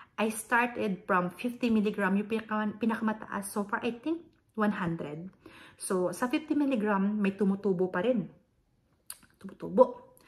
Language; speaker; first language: Filipino; non-native, local second language; Hiligaynon